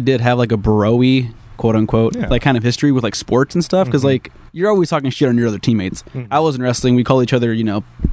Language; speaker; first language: English; early bilingual, other home language; Spanish